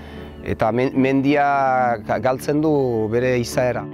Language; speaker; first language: Basque; native; Basque